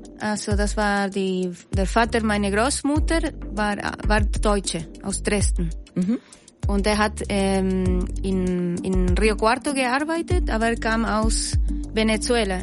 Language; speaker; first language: German; non-native, fluent; Spanish